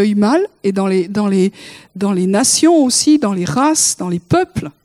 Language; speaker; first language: French; native; French